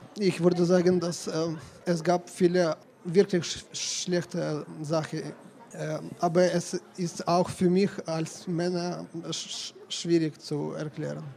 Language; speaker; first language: German; non-native, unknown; Ukrainian